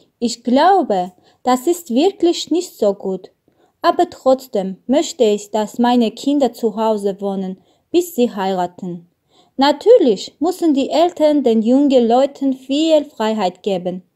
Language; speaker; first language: German; non-native, learner; Armenian